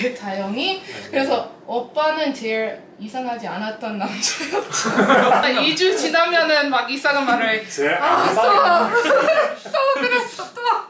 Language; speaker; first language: Korean; non-native, fluent; English